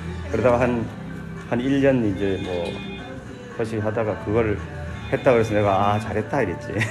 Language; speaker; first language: Korean; native; Korean